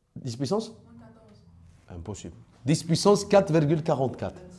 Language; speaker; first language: French; non-native, local second language; Arabic